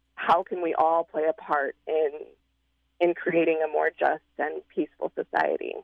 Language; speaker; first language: English; native; English